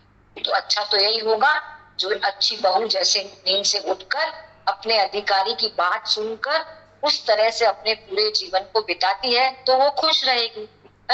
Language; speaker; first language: Hindi; native; Hindi